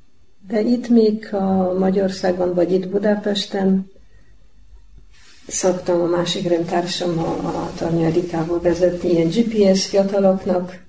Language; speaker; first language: Hungarian; non-native, learner; Polish